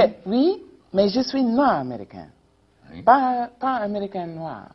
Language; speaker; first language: French; non-native, learner; English